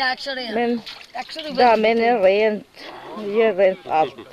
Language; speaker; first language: Swedish; non-native, fluent; Spanish